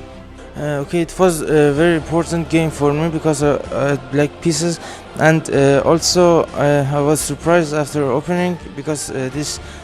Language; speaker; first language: English; non-native, fluent; Persian